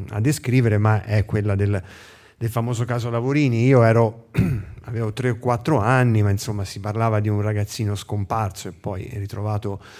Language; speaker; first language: Italian; native; Italian